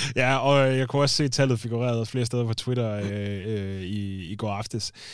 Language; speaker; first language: Danish; native; Danish